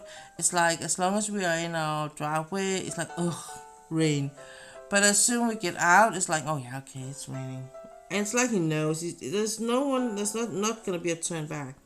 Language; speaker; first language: English; non-native, fluent; Danish